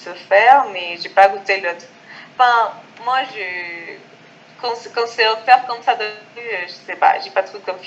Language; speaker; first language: French; non-native, fluent; Spanish